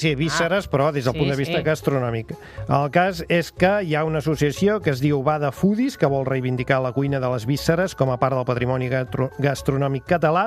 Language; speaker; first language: Catalan; native; Catalan